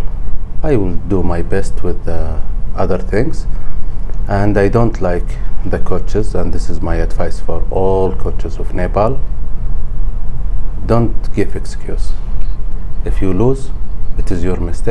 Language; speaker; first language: English; non-native, learner; Arabic